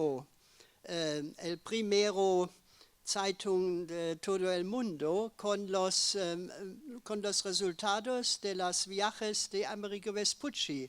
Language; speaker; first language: Spanish; non-native, learner; German